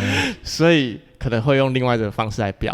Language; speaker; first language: Chinese; native; Chinese